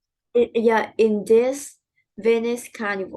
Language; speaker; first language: English; non-native, learner; Vietnamese